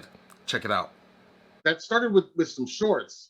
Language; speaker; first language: English; native; English